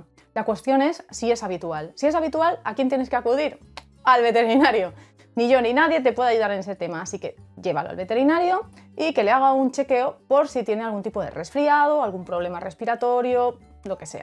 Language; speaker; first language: Spanish; native; Spanish